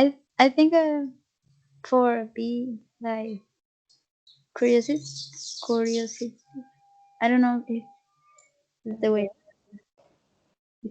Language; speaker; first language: English; non-native, fluent; Spanish